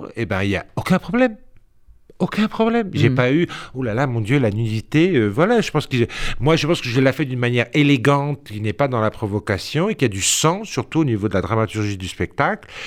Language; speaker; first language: French; native; French